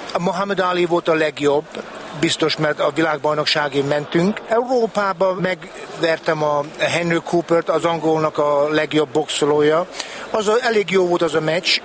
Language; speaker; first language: Hungarian; early bilingual, heritage; Hungarian